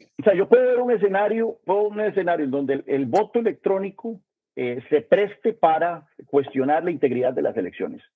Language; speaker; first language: Spanish; native; Spanish